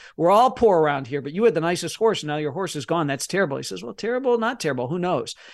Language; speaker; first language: English; native; English